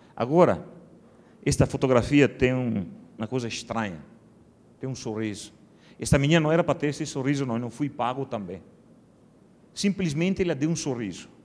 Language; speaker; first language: Portuguese; non-native, fluent; Italian